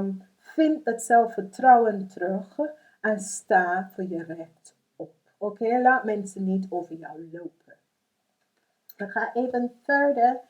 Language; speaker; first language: Dutch; non-native, fluent; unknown